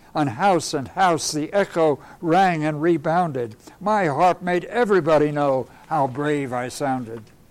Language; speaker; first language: English; native; English